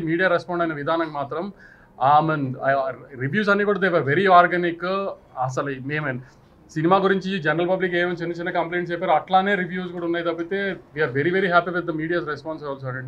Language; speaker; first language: Telugu; native; Telugu